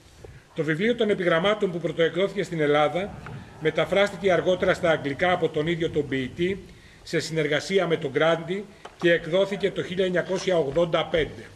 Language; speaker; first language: Greek; native; Greek